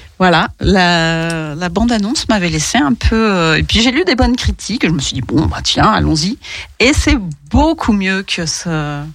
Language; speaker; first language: French; native; French